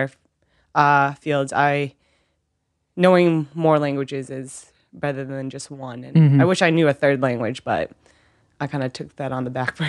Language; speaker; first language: English; early bilingual, other home language; Vietnamese